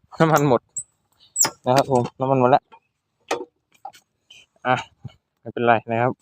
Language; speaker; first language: Thai; native; Thai